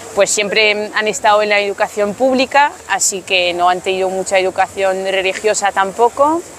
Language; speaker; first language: Spanish; non-native, fluent; French